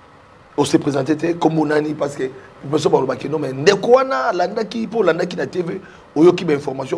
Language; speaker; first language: French; non-native, local second language; Lingala